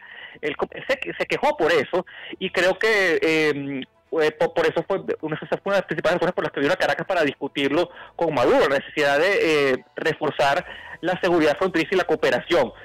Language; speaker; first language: Spanish; native; Spanish